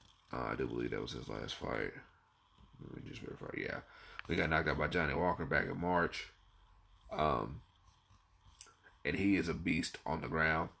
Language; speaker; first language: English; native; English